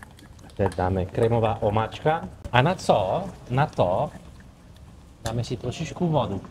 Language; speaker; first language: Czech; non-native, learner; Italian